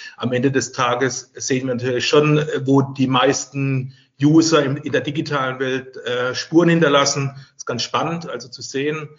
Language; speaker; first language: German; native; German